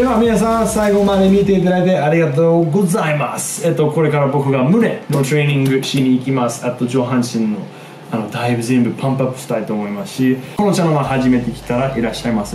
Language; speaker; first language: Japanese; non-native, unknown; English